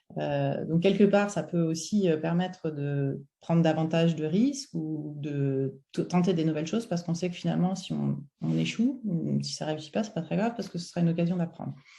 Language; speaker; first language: French; native; French